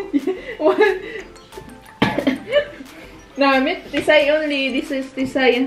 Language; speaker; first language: English; non-native, learner; Filipino